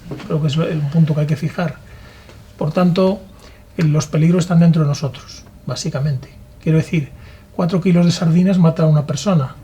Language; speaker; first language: Spanish; native; Spanish